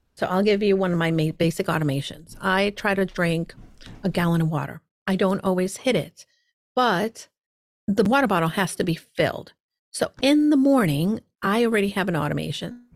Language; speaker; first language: English; early bilingual, heritage; Spanish